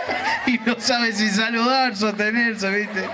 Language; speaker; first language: Spanish; native; Spanish